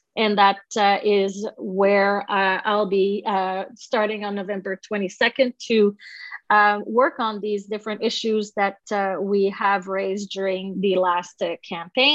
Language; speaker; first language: English; non-native, local second language; French